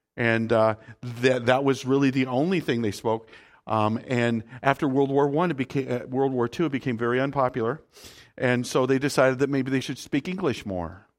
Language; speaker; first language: English; native; English